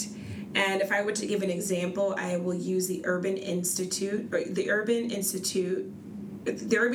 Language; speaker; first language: English; native; English